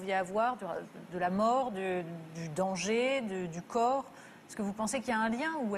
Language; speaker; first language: French; native; French